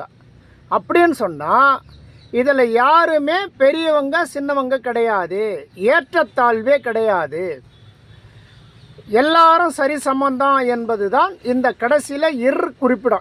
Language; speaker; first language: Tamil; native; Tamil